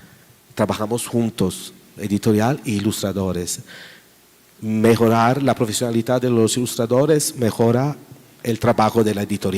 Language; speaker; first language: Spanish; non-native, learner; Italian